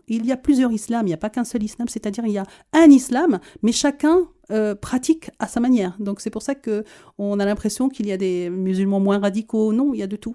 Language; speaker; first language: French; early bilingual, other home language; Arabic